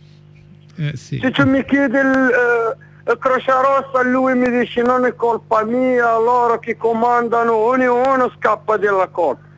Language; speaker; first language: Italian; non-native, learner; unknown